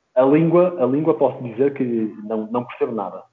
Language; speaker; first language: Portuguese; native; Portuguese